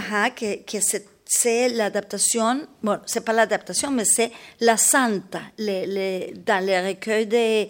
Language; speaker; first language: French; non-native, learner; Spanish